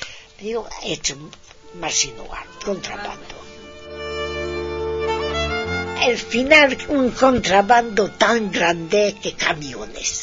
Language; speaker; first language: Spanish; non-native, fluent; Hungarian